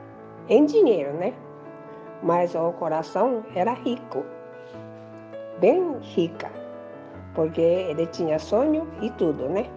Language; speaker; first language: Portuguese; early bilingual, other home language; Japanese